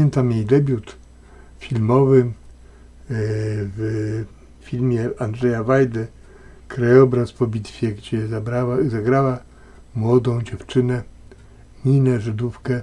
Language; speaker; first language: Polish; native; Polish